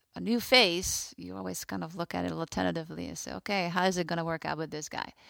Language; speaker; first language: English; non-native, fluent; Hungarian